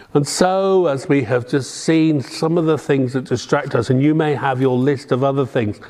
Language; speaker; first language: English; native; English